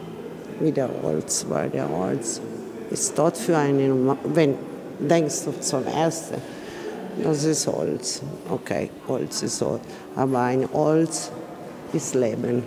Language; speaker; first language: German; non-native, learner; Italian